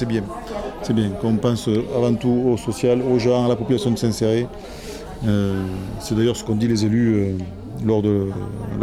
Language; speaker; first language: French; native; French